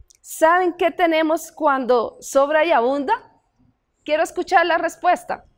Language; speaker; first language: Spanish; native; Spanish